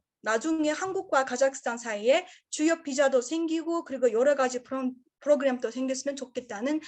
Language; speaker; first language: Korean; non-native, learner; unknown